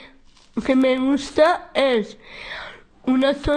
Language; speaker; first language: Spanish; non-native, local second language; Basque